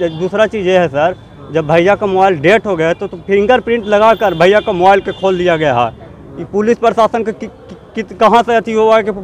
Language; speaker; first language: Hindi; native; Hindi